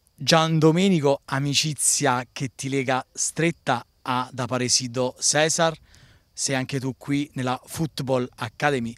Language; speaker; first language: Italian; native; Italian